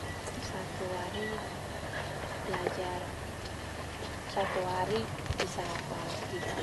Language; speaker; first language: Indonesian; non-native, learner; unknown